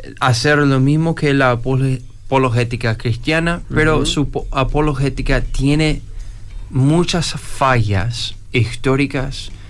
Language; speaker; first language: Spanish; non-native, fluent; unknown